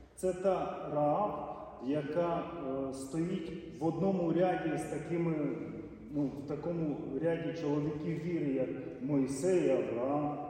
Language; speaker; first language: Polish; non-native, learner; Ukrainian